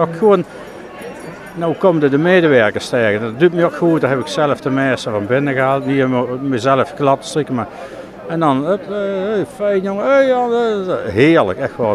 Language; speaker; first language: Dutch; native; Dutch